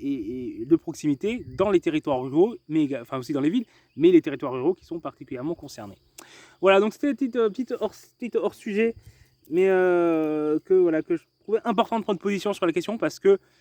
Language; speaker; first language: French; native; French